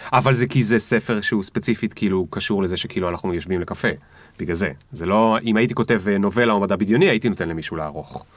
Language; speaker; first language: Hebrew; native; Hebrew